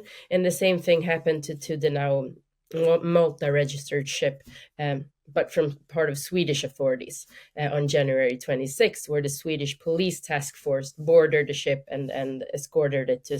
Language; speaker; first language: English; non-native, fluent; Swedish